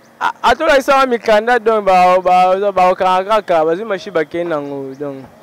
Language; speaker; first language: Lingala; native; Lingala